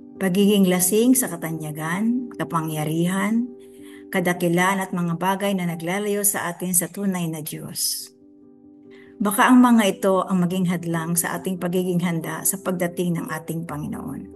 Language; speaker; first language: Filipino; native; Filipino